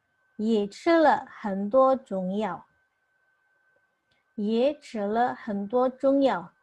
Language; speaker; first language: Chinese; non-native, fluent; Indonesian